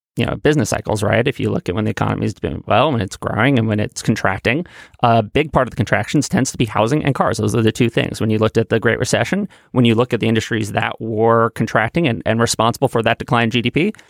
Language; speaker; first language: English; native; English